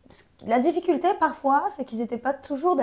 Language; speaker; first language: French; native; French